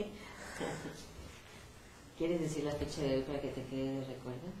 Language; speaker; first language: Spanish; native; Spanish